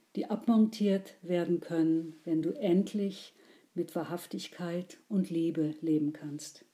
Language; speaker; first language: German; native; German